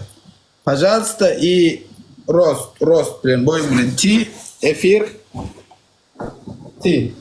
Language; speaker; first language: Russian; non-native, learner; Turkmen